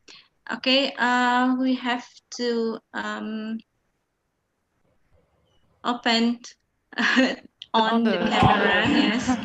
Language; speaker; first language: English; non-native, fluent; Indonesian